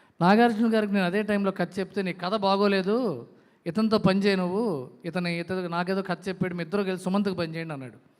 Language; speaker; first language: Telugu; native; Telugu